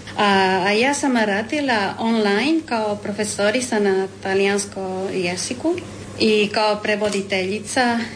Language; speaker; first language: Croatian; non-native, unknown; Spanish